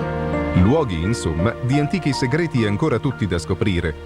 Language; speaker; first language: Italian; native; Italian